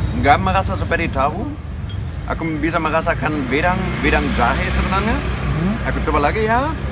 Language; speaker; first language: Indonesian; non-native, fluent; German